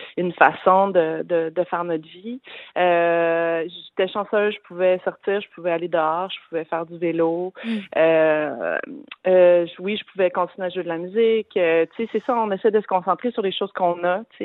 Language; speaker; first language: French; native; French